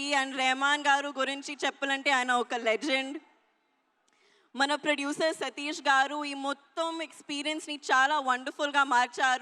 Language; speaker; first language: Telugu; non-native, learner; Hindi